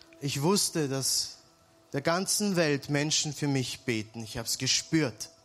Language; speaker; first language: German; early bilingual, other home language; Serbian